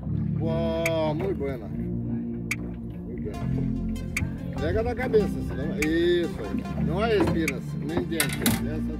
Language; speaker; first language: Spanish; non-native, learner; Portuguese